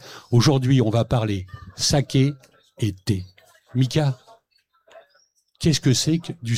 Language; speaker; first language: French; native; French